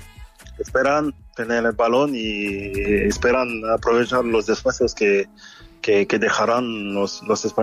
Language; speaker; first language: Spanish; non-native, fluent; French